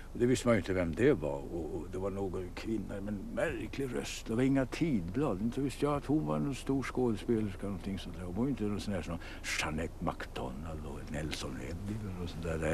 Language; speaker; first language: Swedish; native; Swedish